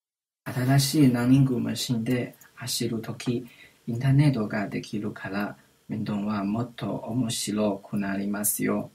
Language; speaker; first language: Japanese; non-native, learner; English